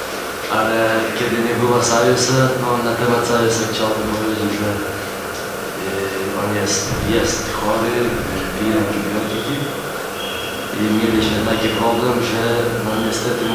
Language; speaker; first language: Polish; non-native, fluent; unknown